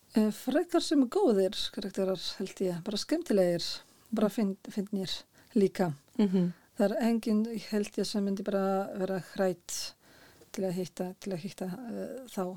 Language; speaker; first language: Icelandic; non-native, fluent; Polish